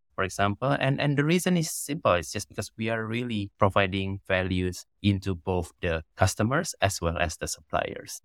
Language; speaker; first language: English; non-native, fluent; Indonesian